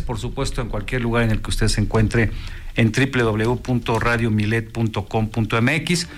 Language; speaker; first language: Spanish; native; Spanish